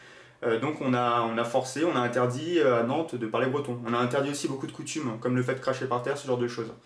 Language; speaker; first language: French; native; French